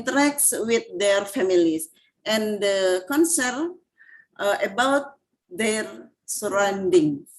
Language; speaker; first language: English; non-native, fluent; Indonesian